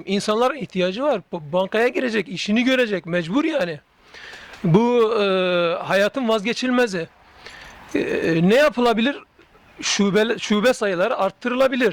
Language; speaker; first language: Turkish; native; Turkish